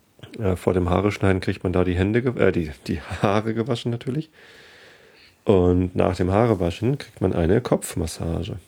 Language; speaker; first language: German; native; German